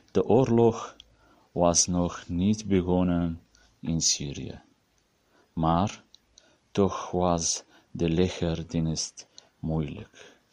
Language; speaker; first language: Dutch; non-native, learner; Arabic